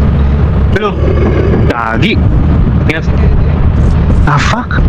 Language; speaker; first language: Filipino; native; Filipino